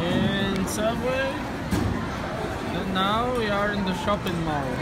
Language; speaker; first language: English; non-native, learner; Portuguese